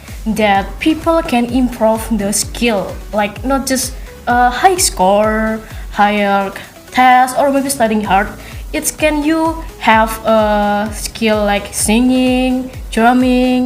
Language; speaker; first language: English; non-native, learner; Indonesian